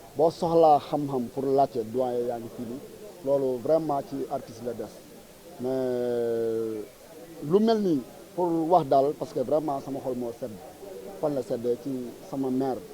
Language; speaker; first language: Wolof; non-native, local second language; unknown